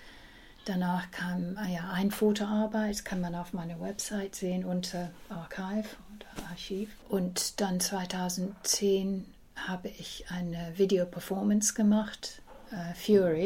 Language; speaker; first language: German; early bilingual, heritage; English